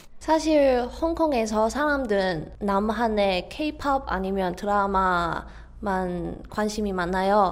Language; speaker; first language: Korean; non-native, fluent; Cantonese